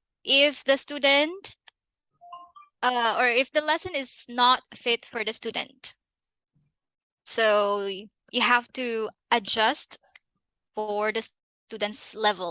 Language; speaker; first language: English; non-native, fluent; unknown